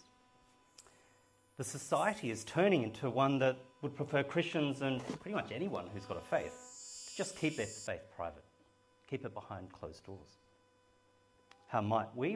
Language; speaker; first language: English; native; English